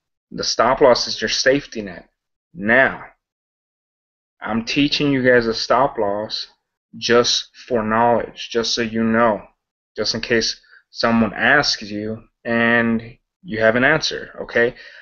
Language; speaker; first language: English; early bilingual, other home language; Spanish